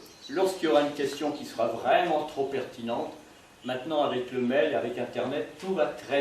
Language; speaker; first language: French; native; French